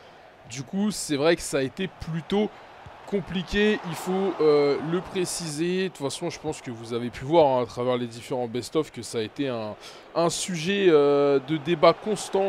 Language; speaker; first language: French; native; French